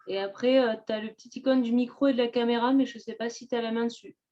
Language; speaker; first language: French; native; French